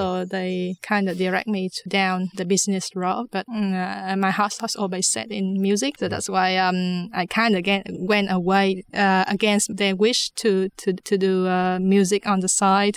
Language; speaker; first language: English; non-native, fluent; Vietnamese